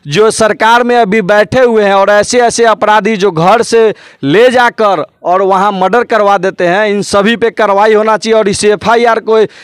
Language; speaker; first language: Hindi; native; Hindi